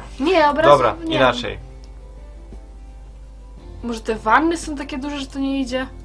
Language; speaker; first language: Polish; native; Polish